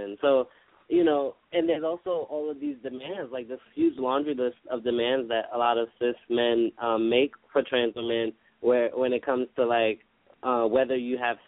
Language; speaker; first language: English; native; English